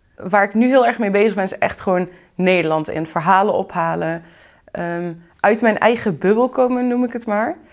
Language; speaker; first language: Dutch; early bilingual, other home language; Arabic